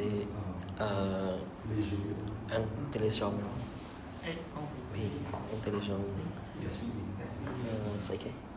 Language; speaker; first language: French; non-native, learner; Vietnamese